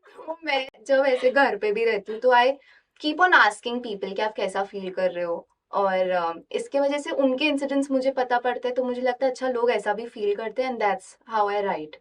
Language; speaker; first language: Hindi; native; Hindi